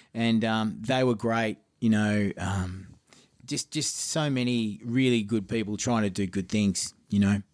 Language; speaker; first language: English; native; English